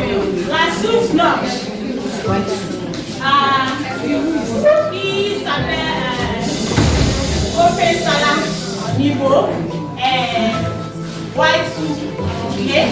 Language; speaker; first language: French; non-native, learner; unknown